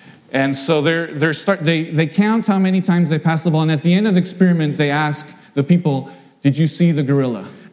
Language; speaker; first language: English; native; English